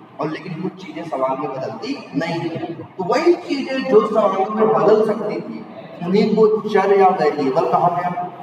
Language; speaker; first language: Hindi; native; Hindi